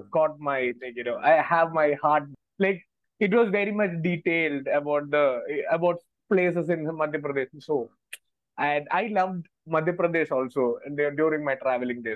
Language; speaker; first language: English; non-native, local second language; Malayalam